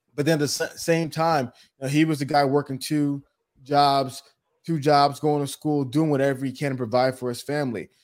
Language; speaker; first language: English; early bilingual, other home language; Yoruba